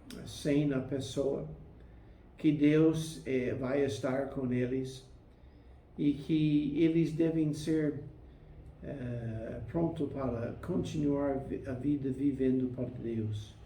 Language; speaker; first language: Portuguese; non-native, fluent; English